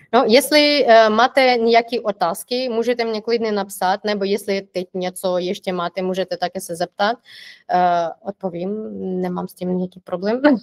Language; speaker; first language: Czech; non-native, fluent; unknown